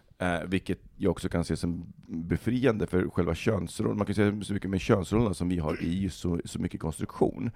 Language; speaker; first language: Swedish; early bilingual, other home language; Bosnian